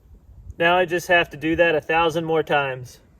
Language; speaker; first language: English; native; English